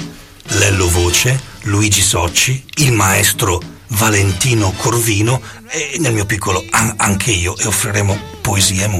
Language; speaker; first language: Italian; native; Italian